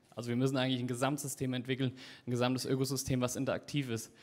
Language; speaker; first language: German; native; German